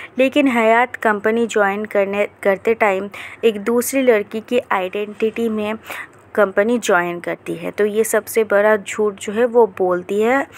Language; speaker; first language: Hindi; non-native, local second language; Bangla